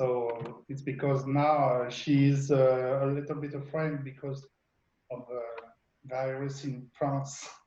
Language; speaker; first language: English; non-native, learner; French